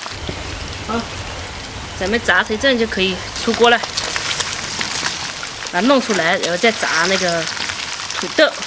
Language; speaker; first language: Chinese; native; Chinese